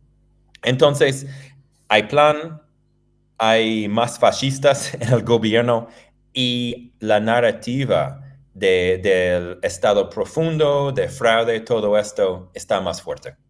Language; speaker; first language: Spanish; non-native, fluent; English